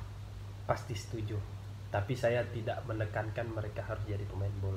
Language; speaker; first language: Indonesian; non-native, local second language; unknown